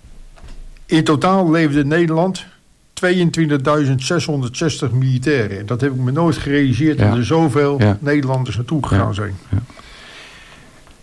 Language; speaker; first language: Dutch; native; Dutch